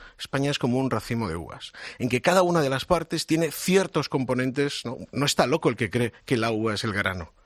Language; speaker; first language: Spanish; non-native, local second language; Catalan